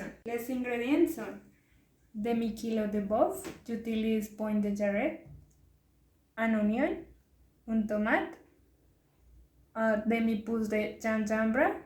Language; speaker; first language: French; non-native, learner; Spanish